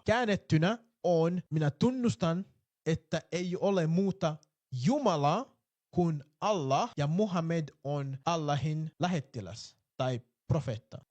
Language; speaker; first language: Finnish; non-native, fluent; Arabic